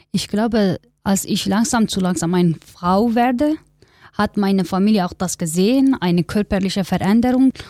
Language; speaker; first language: German; non-native, learner; Kurdish